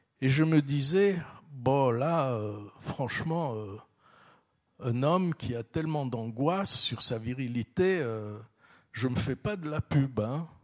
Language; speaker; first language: French; early bilingual, other home language; Turkish